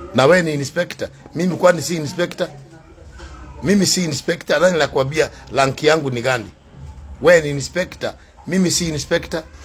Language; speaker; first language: Swahili; non-native, local second language; Kikuyu